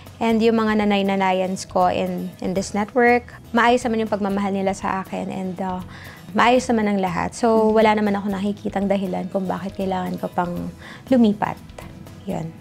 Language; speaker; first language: Filipino; early bilingual, heritage; Filipino